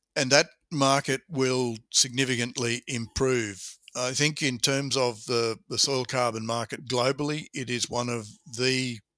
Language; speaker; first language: English; native; English